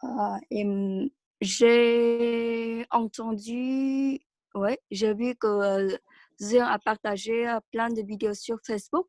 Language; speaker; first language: French; non-native, learner; Vietnamese